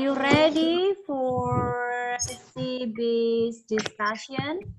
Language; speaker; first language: English; non-native, fluent; Indonesian